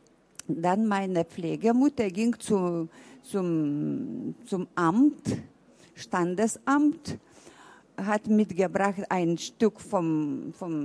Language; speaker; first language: German; early bilingual, heritage; German